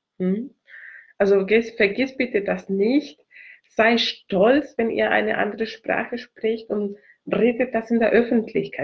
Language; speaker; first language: German; non-native, fluent; Spanish